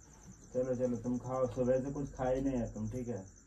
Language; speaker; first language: Hindi; native; Hindi